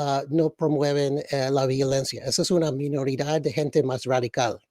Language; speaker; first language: Spanish; early bilingual, other home language; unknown